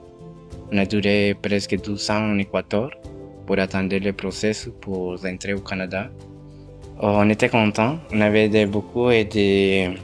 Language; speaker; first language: French; non-native, fluent; Spanish